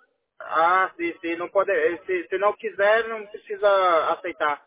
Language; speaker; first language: Spanish; non-native, learner; Portuguese